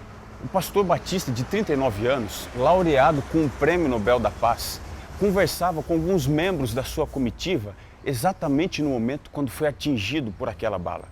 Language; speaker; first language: Portuguese; native; Portuguese